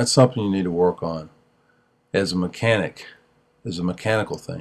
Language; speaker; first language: English; native; English